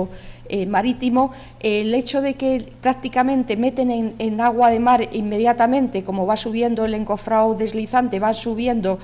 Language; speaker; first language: Spanish; native; Spanish